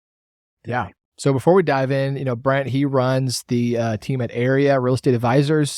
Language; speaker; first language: English; native; English